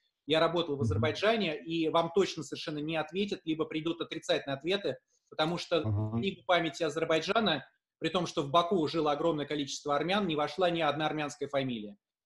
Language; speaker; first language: Russian; native; Russian